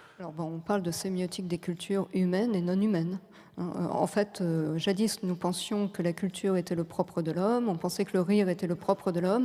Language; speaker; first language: French; native; French